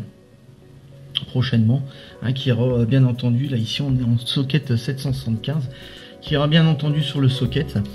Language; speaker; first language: French; native; French